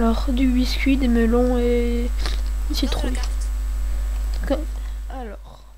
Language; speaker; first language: French; native; French